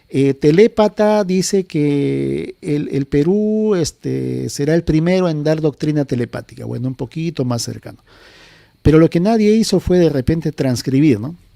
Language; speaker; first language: Spanish; native; Spanish